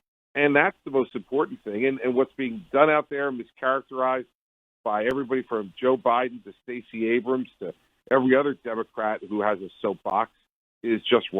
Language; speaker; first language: English; native; English